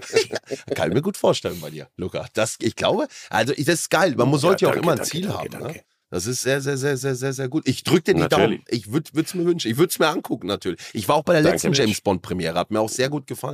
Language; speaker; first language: German; native; German